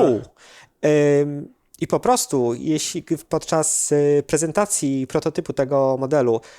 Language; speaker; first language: Polish; native; Polish